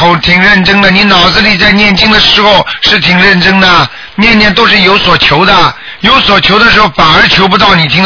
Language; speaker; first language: Chinese; native; Chinese